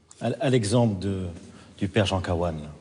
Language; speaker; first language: French; native; French